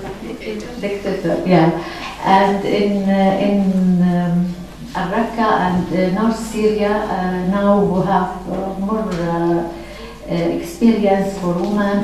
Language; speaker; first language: English; non-native, learner; Arabic